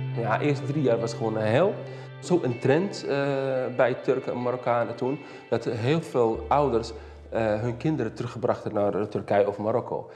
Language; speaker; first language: Dutch; early bilingual, other home language; Riffian